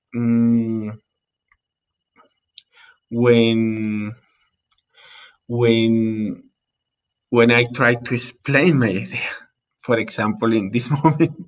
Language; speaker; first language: English; non-native, learner; Spanish